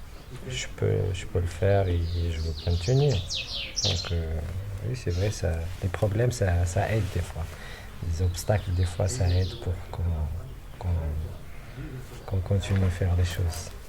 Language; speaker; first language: French; non-native, local second language; Arabic